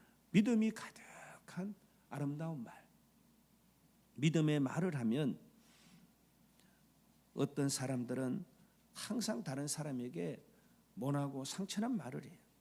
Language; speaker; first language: Korean; native; Korean